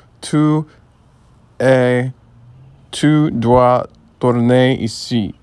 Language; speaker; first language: French; non-native, learner; English